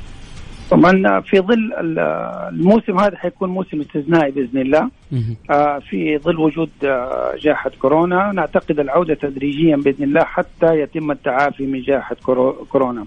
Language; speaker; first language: Arabic; native; Arabic